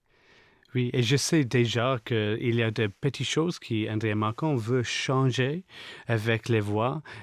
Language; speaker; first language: French; non-native, fluent; English